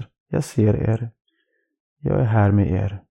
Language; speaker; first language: Swedish; non-native, fluent; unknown